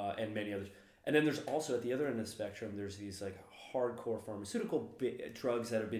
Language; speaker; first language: English; native; English